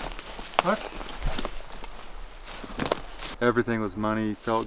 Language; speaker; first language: English; native; English